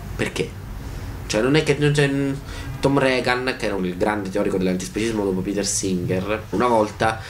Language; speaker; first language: Italian; native; Italian